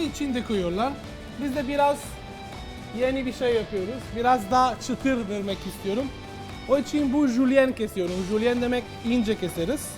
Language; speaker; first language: Turkish; non-native, fluent; Italian